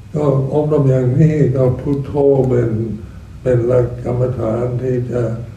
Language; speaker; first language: Thai; non-native, fluent; English